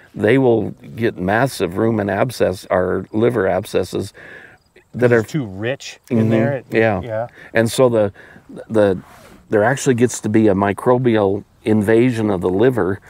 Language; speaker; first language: English; native; English